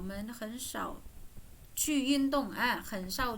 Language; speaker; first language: Chinese; non-native, fluent; Indonesian